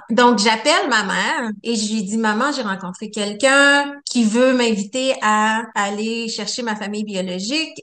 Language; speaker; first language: French; native; French